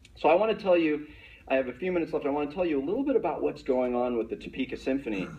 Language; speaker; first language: English; native; English